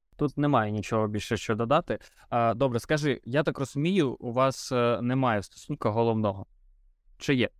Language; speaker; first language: Ukrainian; non-native, local second language; Russian